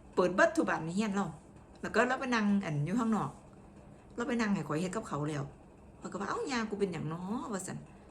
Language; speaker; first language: Thai; native; Thai